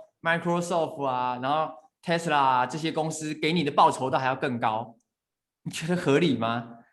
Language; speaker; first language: Chinese; native; Chinese